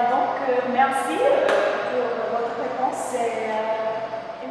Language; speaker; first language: French; non-native, learner; English